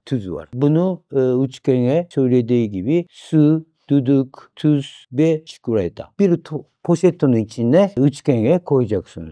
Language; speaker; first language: Turkish; non-native, fluent; Japanese